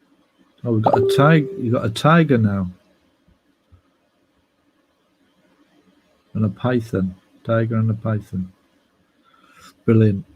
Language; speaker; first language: English; native; English